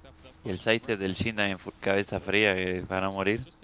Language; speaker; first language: Spanish; native; Spanish